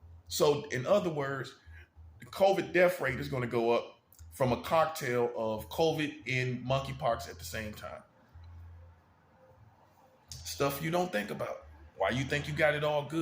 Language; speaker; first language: English; native; English